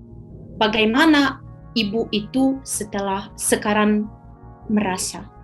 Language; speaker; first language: Indonesian; non-native, fluent; Ukrainian